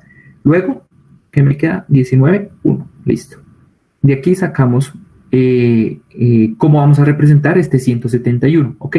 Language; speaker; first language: Spanish; native; Spanish